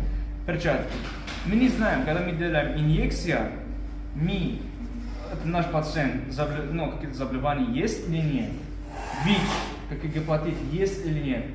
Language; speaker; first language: Russian; non-native, fluent; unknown